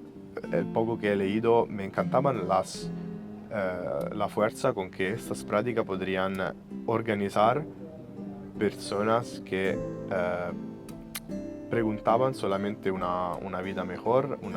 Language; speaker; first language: Spanish; non-native, fluent; Italian